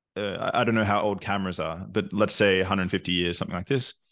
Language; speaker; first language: English; native; English